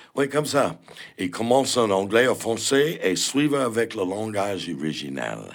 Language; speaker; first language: French; non-native, learner; English